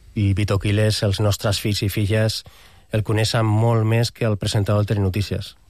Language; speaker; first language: Catalan; non-native, local second language; Spanish